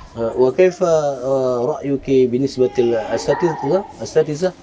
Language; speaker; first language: Arabic; non-native, fluent; Indonesian